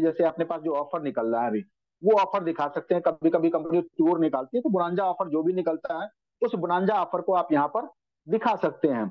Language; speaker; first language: Hindi; native; Hindi